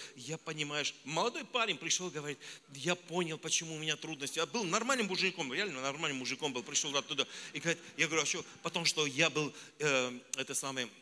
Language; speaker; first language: Russian; non-native, local second language; Armenian